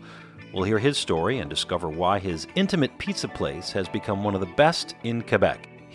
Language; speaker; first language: English; native; English